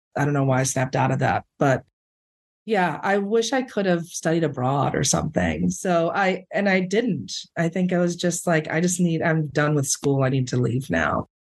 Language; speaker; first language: English; early bilingual, other home language; Spanish